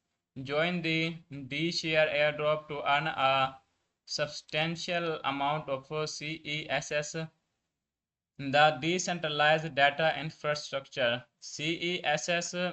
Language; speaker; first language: English; non-native, learner; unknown